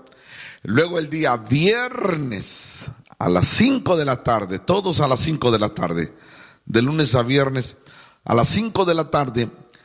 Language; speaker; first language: Spanish; native; Spanish